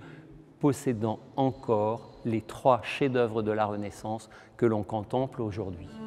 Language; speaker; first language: French; native; French